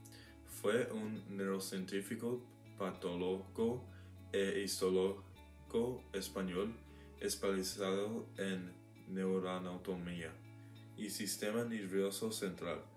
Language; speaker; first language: Spanish; non-native, learner; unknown